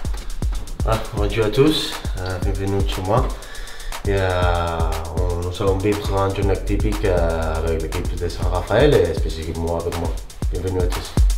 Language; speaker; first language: French; non-native, learner; Spanish